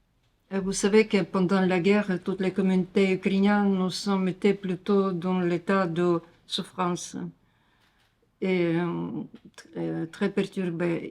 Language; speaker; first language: French; non-native, learner; Ukrainian